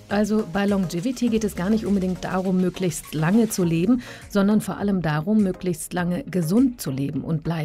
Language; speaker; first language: German; native; German